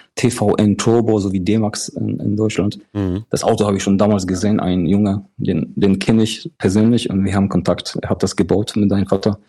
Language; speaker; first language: German; non-native, fluent; Polish